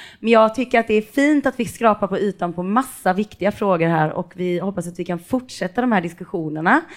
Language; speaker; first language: Swedish; native; Swedish